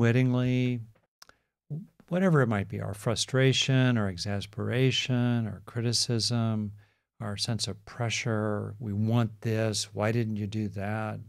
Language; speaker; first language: English; native; English